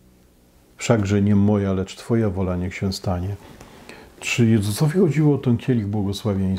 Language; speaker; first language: Polish; native; Polish